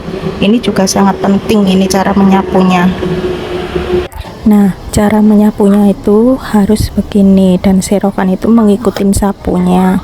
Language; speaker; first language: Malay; non-native, local second language; Javanese